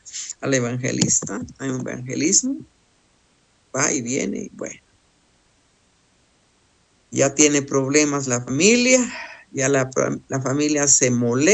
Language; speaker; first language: Spanish; native; Spanish